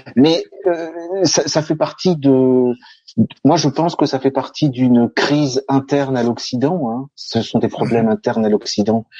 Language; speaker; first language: French; native; French